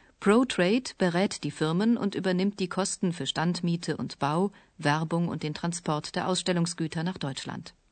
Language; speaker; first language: German; native; German